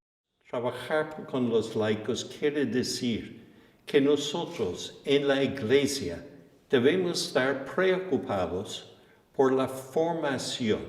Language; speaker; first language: Spanish; non-native, fluent; English